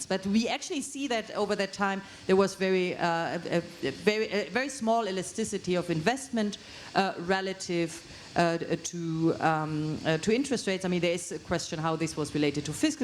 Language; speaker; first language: English; non-native, fluent; German